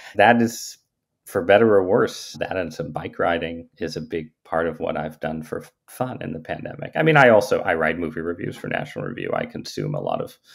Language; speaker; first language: English; native; English